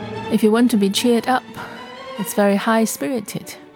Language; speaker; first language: English; non-native, fluent; Chinese